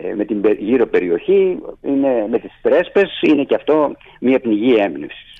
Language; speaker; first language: Greek; native; Greek